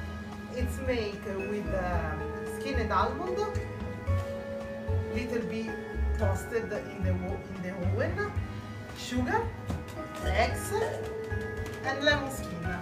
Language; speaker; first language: English; non-native, learner; Italian